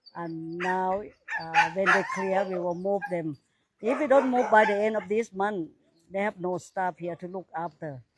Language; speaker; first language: English; non-native, learner; Thai